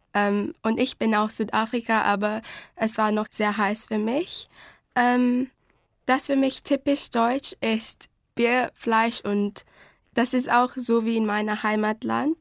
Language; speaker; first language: German; non-native, learner; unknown